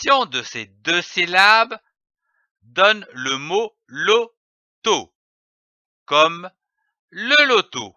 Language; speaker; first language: French; native; French